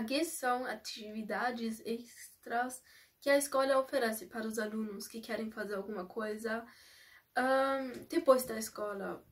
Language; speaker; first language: Portuguese; early bilingual, heritage; Portuguese